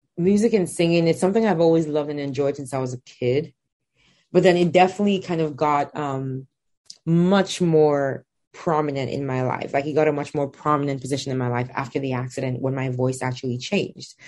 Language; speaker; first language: English; non-native, local second language; Igbo